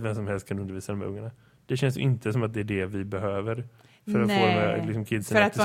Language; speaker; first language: Swedish; native; Swedish